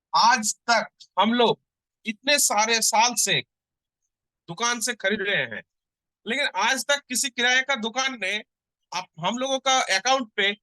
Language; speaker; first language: Hindi; non-native, local second language; Bangla